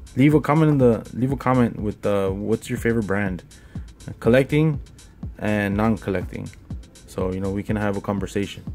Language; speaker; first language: English; early bilingual, other home language; Spanish